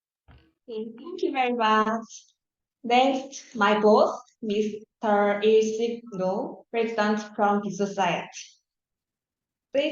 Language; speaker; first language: English; non-native, learner; Korean